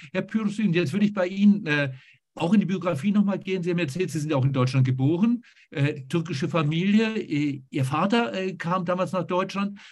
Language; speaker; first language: German; native; German